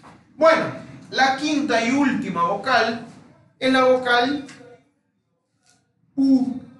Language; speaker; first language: Spanish; non-native, fluent; Portuguese